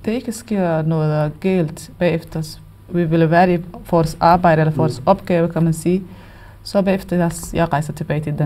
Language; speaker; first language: Danish; non-native, learner; Somali